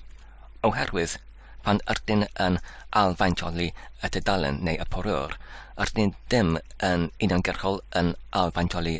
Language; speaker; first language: Welsh; non-native, learner; English